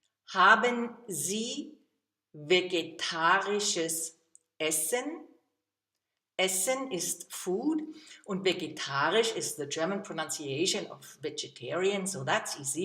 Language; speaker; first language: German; non-native, fluent; English